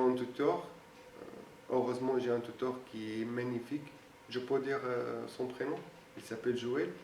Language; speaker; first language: French; non-native, fluent; Arabic